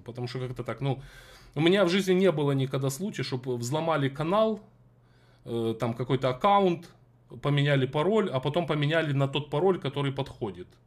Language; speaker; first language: Russian; native; Russian